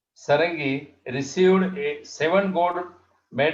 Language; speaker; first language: English; non-native, local second language; Marathi